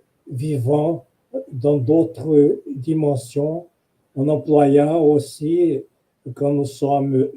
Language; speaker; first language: French; non-native, fluent; Portuguese